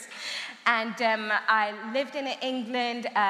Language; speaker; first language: English; early bilingual, other home language; Armenian